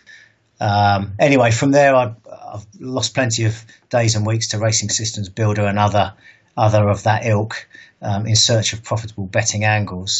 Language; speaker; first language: English; native; English